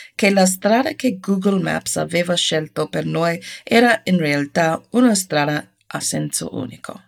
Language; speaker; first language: Italian; non-native, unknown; English